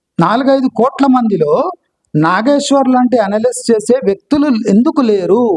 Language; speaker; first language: Telugu; non-native, local second language; Kannada